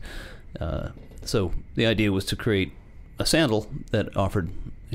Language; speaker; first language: English; native; English